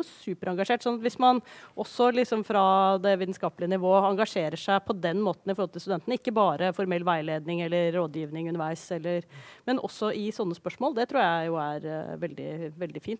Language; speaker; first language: Norwegian; native; Norwegian